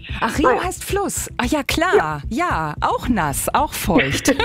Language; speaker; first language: German; native; German